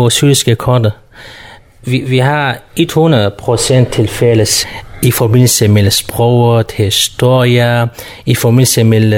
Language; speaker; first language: Danish; non-native, fluent; Kurdish